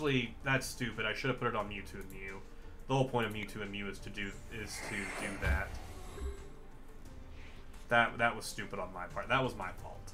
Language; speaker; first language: English; native; English